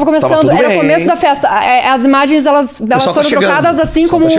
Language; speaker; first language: Portuguese; native; Portuguese